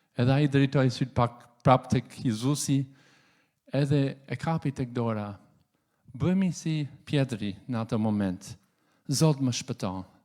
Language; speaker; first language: Albanian; non-native, fluent; English